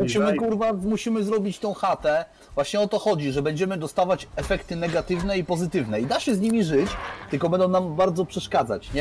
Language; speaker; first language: Polish; native; Polish